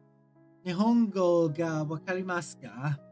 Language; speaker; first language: Japanese; non-native, learner; English